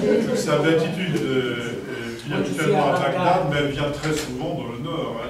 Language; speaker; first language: French; native; French